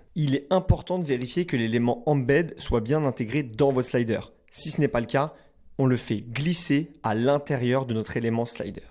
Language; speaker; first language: French; native; French